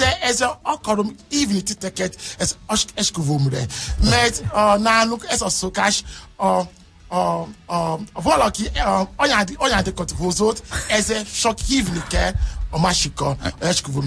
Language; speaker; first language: Hungarian; non-native, learner; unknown